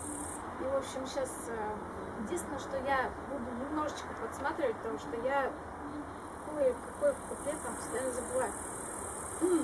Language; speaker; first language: Russian; native; Russian